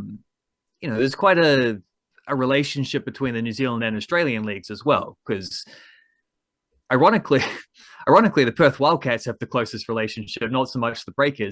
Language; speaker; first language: English; native; English